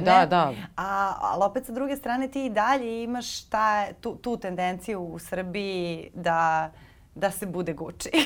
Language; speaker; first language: Serbian; native; Serbian